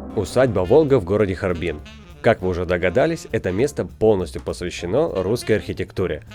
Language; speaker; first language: Russian; native; Russian